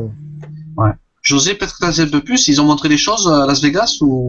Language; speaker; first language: French; native; French